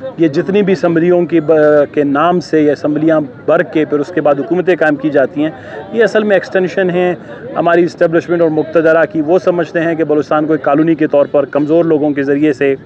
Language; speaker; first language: Urdu; non-native, local second language; Baluchi